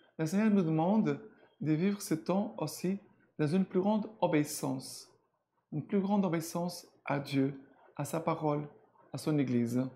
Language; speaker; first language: French; non-native, fluent; Portuguese